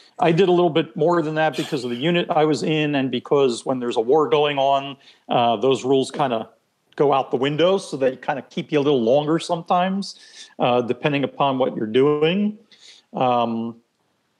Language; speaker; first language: English; non-native, fluent; Hebrew